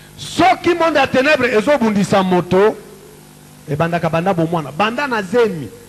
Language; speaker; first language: Lingala; native; Lingala